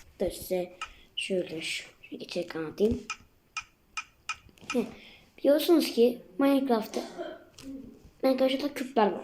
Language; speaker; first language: Turkish; native; Turkish